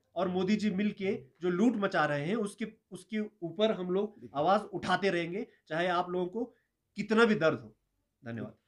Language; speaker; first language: Hindi; non-native, local second language; Ladakhi